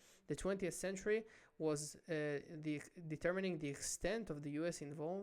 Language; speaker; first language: English; non-native, local second language; Hebrew